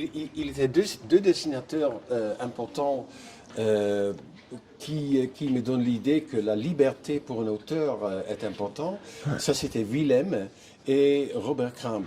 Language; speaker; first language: French; non-native, fluent; Dutch